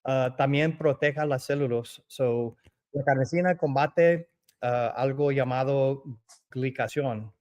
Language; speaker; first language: Spanish; early bilingual, other home language; English